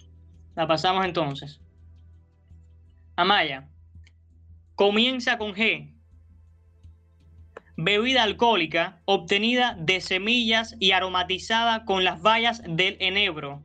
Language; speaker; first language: Spanish; native; Spanish